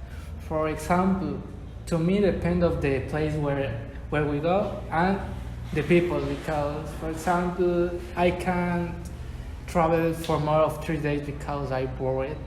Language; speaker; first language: English; non-native, learner; Spanish